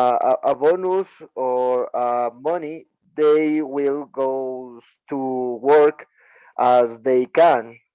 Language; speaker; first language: English; non-native, learner; Spanish